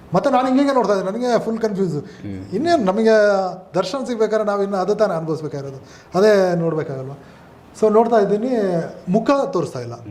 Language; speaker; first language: Kannada; non-native, local second language; Malayalam